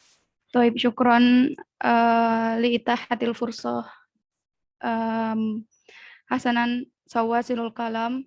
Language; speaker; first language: Arabic; non-native, learner; Indonesian